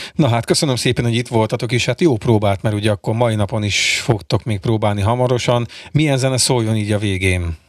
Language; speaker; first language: Hungarian; native; Hungarian